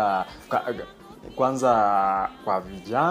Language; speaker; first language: Swahili; non-native, local second language; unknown